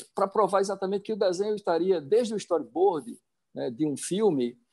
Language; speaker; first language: Portuguese; native; Portuguese